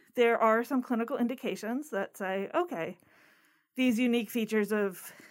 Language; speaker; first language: English; native; English